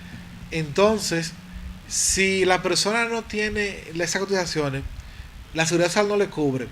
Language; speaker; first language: Spanish; native; Spanish